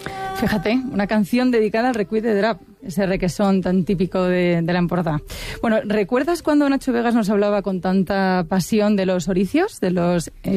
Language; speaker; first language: Spanish; native; Spanish